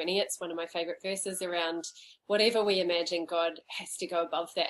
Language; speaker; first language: English; native; English